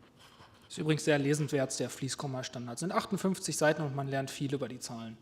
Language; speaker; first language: German; native; German